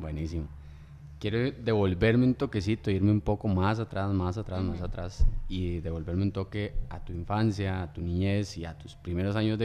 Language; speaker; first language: Spanish; native; Spanish